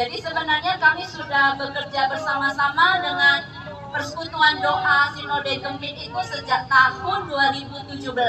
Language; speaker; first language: Indonesian; native; Indonesian